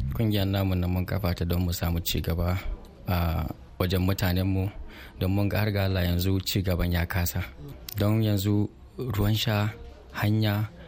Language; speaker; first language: Hausa; non-native, local second language; Fula